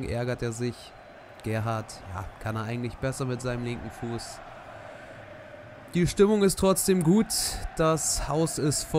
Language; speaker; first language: German; native; German